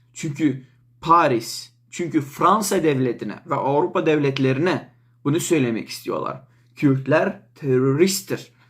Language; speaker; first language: Turkish; non-native, local second language; Kurdish